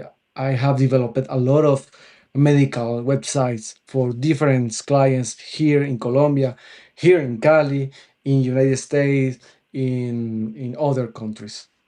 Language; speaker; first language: English; non-native, local second language; Spanish